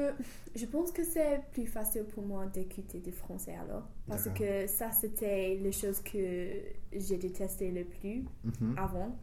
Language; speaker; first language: French; non-native, fluent; English